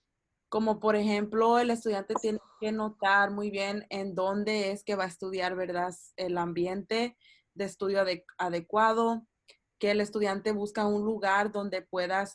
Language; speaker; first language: Spanish; early bilingual, heritage; Spanish